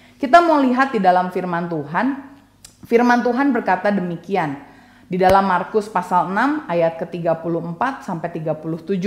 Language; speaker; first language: Indonesian; native; Indonesian